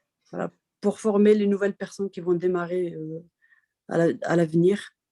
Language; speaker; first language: French; non-native, local second language; Arabic